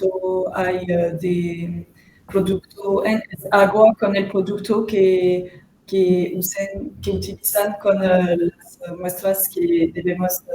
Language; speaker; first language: Spanish; non-native, learner; French